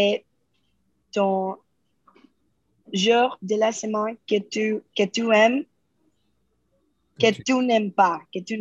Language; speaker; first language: French; non-native, learner; Spanish